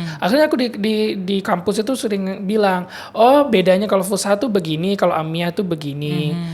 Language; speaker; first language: Indonesian; early bilingual, heritage; Madurese